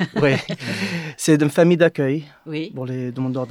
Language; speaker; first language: French; non-native, learner; Arabic